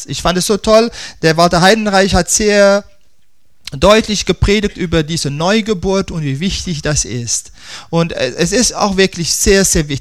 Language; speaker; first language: German; non-native, fluent; Dutch